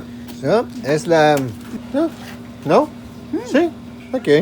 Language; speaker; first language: Spanish; non-native, learner; French